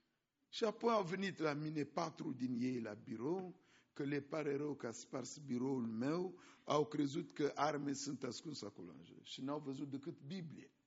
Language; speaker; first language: Romanian; non-native, fluent; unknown